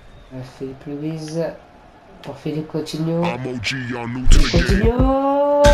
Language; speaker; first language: French; native; French